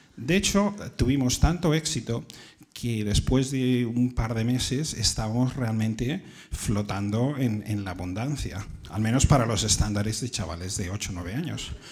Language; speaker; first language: Spanish; native; Spanish